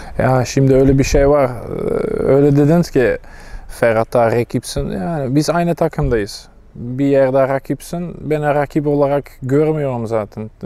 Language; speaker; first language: Turkish; non-native, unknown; Dutch